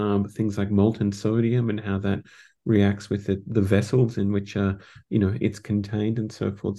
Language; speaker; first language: English; native; English